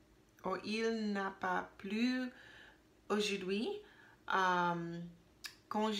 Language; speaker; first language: French; non-native, learner; English